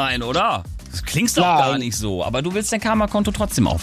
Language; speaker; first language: German; native; German